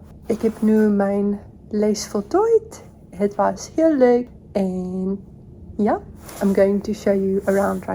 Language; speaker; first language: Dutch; non-native, learner; Afrikaans